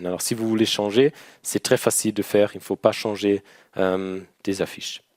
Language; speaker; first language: French; non-native, learner; German